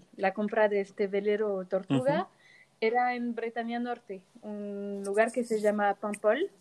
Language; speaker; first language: Spanish; non-native, fluent; French